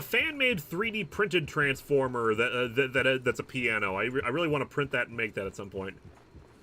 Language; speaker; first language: English; native; English